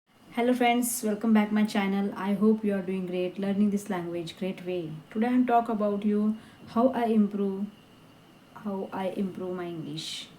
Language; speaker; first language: English; non-native, learner; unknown